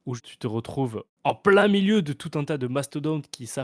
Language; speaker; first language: French; native; French